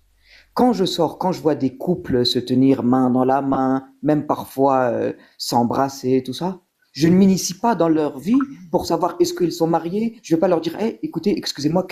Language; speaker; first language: French; native; French